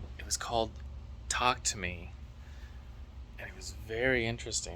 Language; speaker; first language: English; native; English